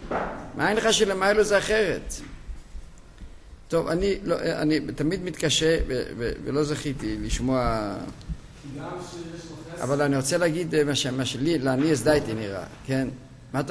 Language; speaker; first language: Hebrew; non-native, fluent; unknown